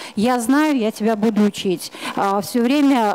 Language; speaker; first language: Russian; native; Russian